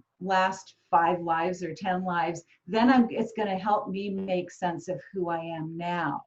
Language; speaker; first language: English; native; English